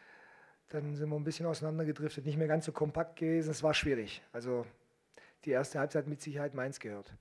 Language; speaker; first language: German; native; German